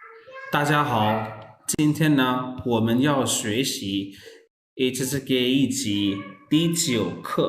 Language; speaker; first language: Chinese; non-native, fluent; Urdu